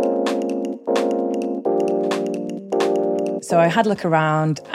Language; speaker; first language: English; native; English